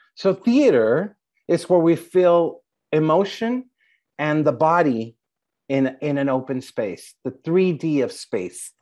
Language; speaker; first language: English; native; English